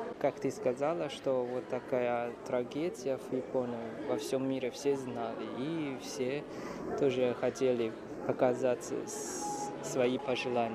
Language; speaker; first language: Russian; non-native, fluent; Chinese